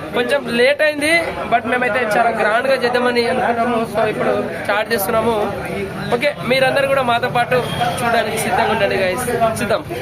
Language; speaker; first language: Telugu; non-native, local second language; Lambadi